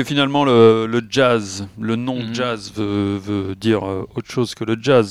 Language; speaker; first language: French; native; French